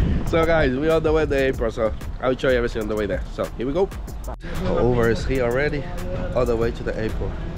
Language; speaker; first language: English; non-native, fluent; Spanish